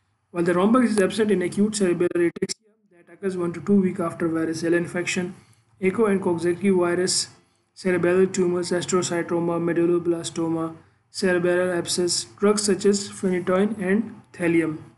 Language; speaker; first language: English; non-native, local second language; Urdu